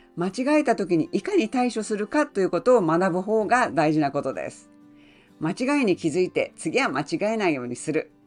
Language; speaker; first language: Japanese; native; Japanese